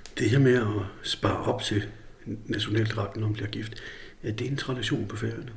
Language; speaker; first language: Danish; native; Danish